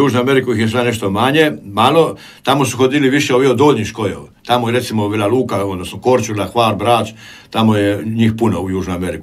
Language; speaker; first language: Croatian; native; Croatian